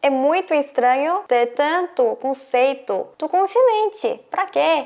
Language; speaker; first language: Portuguese; non-native, fluent; Korean